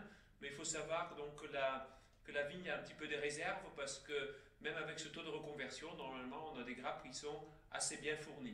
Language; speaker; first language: French; native; French